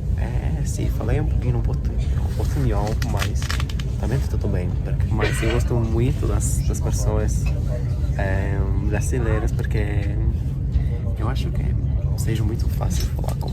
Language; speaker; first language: Portuguese; non-native, learner; English